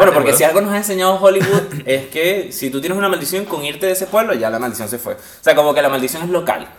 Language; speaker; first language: Spanish; native; Spanish